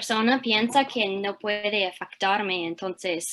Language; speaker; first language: Spanish; early bilingual, heritage; English